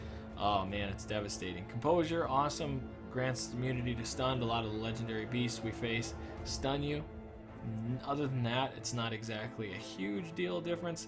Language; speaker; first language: English; native; English